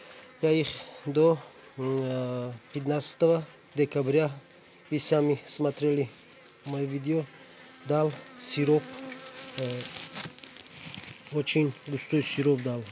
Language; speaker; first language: Russian; non-native, learner; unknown